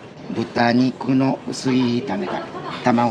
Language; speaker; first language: Japanese; native; Japanese